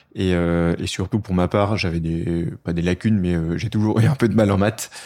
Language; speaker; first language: French; native; French